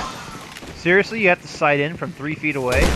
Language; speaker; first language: English; native; English